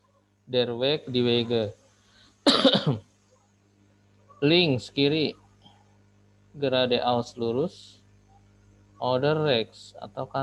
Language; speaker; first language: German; non-native, fluent; Indonesian